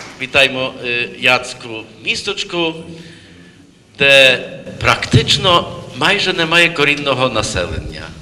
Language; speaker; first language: Ukrainian; early bilingual, heritage; Ukrainian